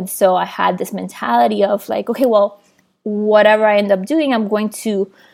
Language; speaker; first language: English; native; English